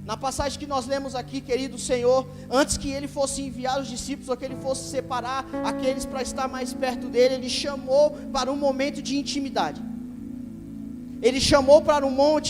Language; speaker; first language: Portuguese; native; Portuguese